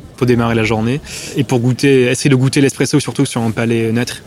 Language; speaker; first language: French; non-native, fluent; English